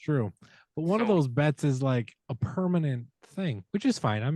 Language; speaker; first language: English; native; English